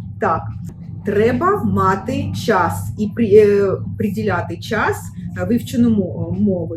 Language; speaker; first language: Ukrainian; non-native, local second language; Russian